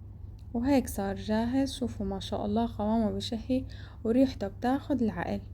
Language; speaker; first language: Arabic; native; Arabic